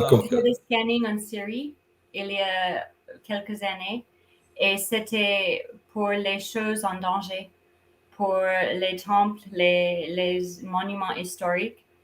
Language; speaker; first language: French; non-native, fluent; English